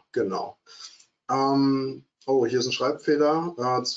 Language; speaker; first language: German; native; German